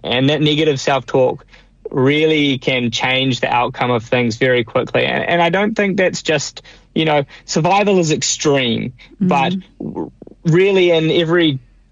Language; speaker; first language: English; native; English